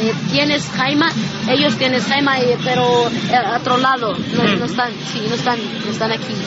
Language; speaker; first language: Spanish; non-native, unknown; Arabic